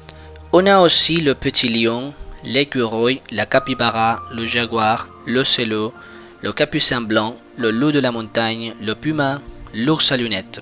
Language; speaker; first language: French; non-native, learner; Spanish